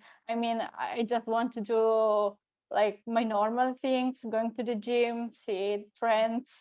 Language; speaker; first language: English; non-native, fluent; Italian